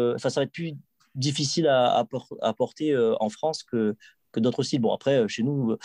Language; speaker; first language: French; native; French